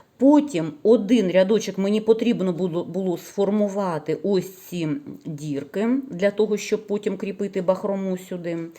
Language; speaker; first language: Ukrainian; non-native, local second language; Russian